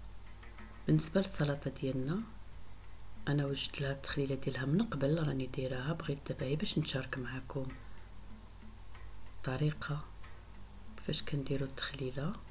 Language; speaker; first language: Arabic; native; Arabic